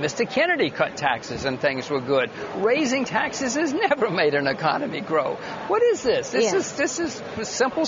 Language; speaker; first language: English; native; English